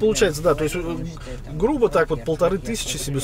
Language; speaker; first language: Russian; native; Russian